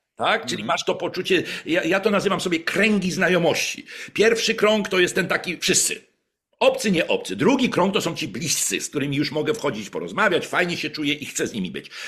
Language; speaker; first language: Polish; native; Polish